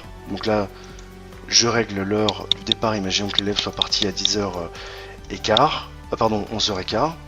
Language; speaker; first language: French; native; French